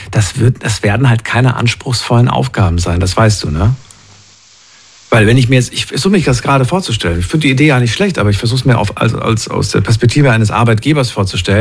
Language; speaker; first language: German; native; German